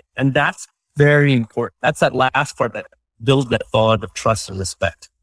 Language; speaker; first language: English; non-native, local second language; Malayalam